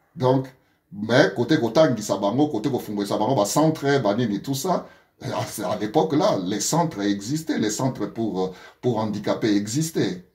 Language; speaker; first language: French; non-native, local second language; Lingala